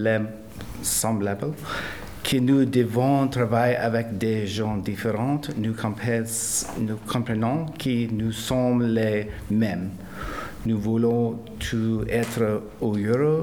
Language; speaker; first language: French; non-native, learner; English